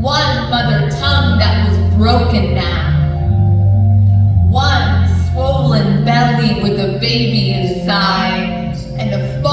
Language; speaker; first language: English; early bilingual, other home language; Punjabi